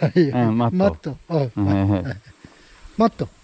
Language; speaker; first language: Japanese; native; Japanese